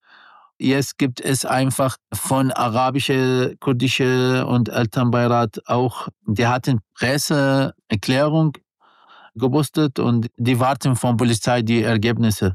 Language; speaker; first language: German; non-native, learner; Arabic